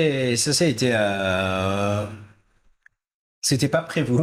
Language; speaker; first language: French; non-native, fluent; Hebrew